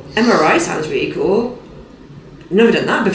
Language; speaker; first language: English; native; English